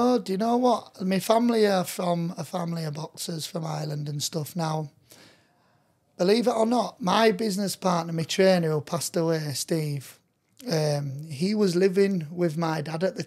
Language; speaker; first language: English; native; English